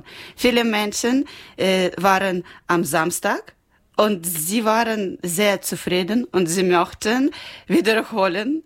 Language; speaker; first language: German; non-native, learner; Ukrainian